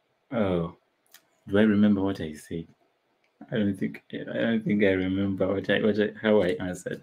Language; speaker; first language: English; non-native, local second language; Ganda